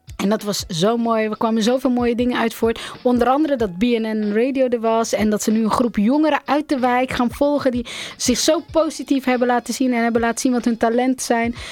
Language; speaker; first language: Dutch; early bilingual, other home language; Central Kurdish